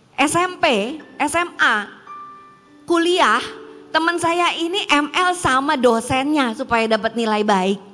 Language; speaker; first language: Indonesian; early bilingual, heritage; Indonesian